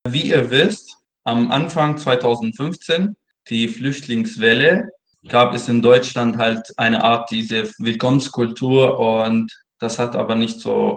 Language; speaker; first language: German; non-native, fluent; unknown